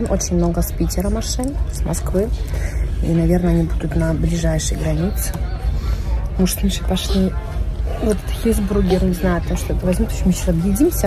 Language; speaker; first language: Russian; native; Russian